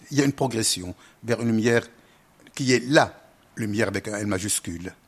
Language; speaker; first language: French; non-native, local second language; Arabic